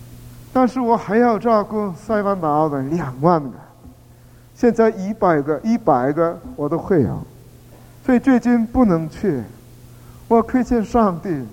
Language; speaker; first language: Chinese; non-native, fluent; Korean